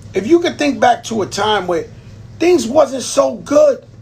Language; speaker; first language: English; early bilingual, other home language; Spanish